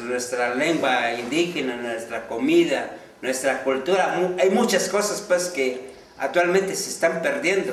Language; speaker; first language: Spanish; non-native, local second language; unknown